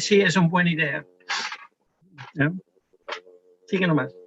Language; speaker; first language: Spanish; non-native, fluent; Dutch